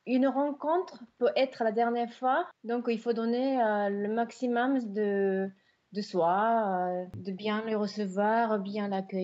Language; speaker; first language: French; non-native, fluent; Japanese